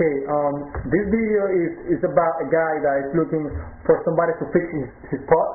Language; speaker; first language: English; non-native, local second language; Spanish